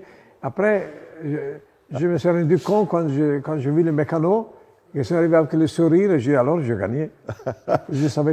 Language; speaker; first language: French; non-native, learner; Italian